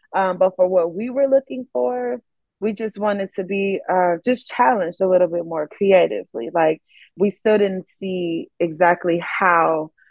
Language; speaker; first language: English; native; English